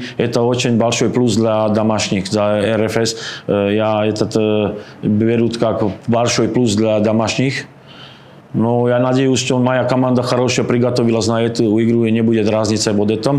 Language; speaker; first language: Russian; non-native, learner; Slovak